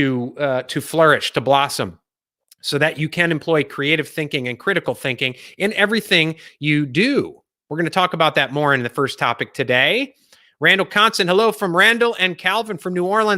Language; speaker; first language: English; native; English